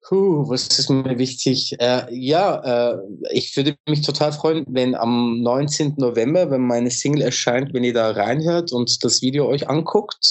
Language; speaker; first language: German; early bilingual, other home language; Turkish